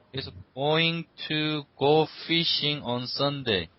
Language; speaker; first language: English; non-native, fluent; Korean